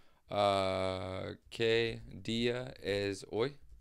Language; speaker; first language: Spanish; non-native, learner; English